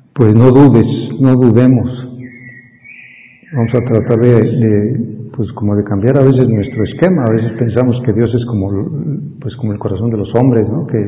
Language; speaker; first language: Spanish; native; Spanish